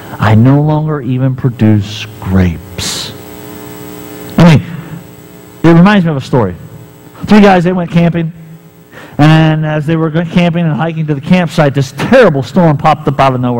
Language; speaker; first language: English; native; English